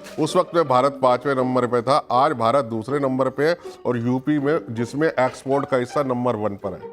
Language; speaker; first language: Hindi; native; Hindi